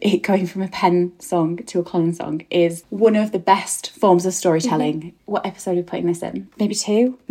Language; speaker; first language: English; native; English